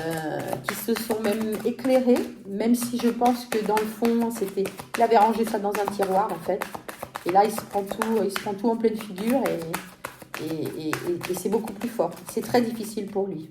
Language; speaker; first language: French; native; French